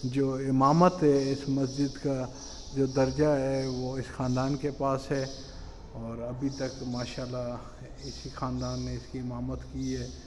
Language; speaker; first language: Urdu; non-native, local second language; Sindhi